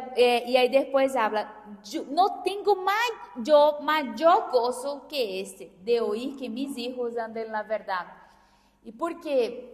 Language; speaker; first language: Spanish; non-native, fluent; Portuguese